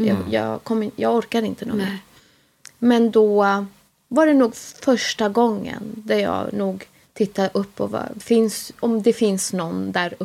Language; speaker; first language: Swedish; native; Swedish